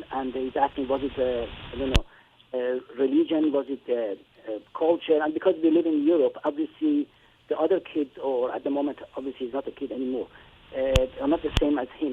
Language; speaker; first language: English; non-native, fluent; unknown